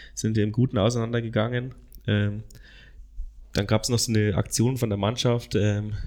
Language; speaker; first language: German; native; German